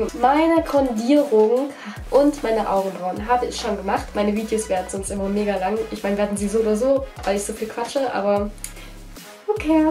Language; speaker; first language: German; native; German